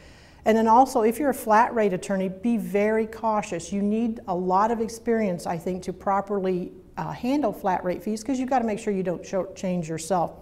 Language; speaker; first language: English; native; English